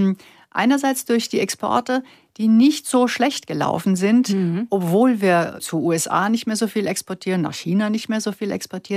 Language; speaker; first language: German; native; German